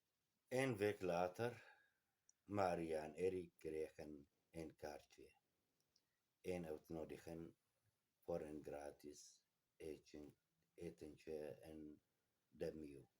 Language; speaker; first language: Dutch; non-native, learner; Kurdish